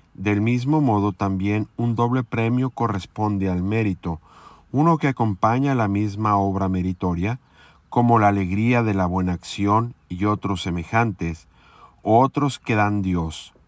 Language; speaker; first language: Spanish; native; Spanish